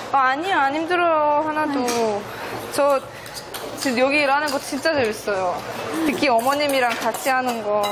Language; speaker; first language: Korean; non-native, fluent; Persian